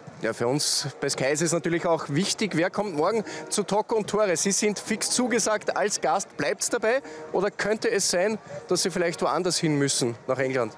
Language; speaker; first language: German; native; German